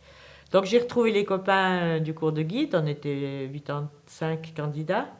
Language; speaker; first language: French; native; French